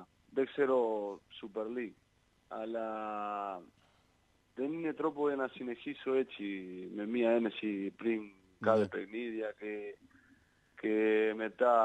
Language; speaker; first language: Greek; non-native, learner; Spanish